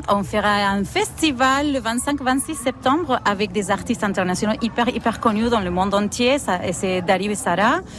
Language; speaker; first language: French; non-native, fluent; Spanish